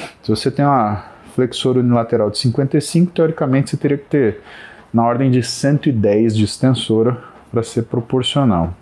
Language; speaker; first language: Portuguese; native; Portuguese